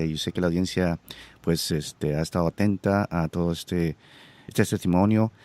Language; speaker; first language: Spanish; native; Spanish